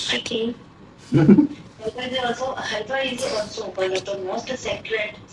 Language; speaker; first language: English; non-native, local second language; Hindi